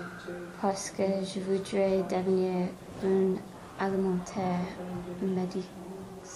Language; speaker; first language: French; non-native, learner; English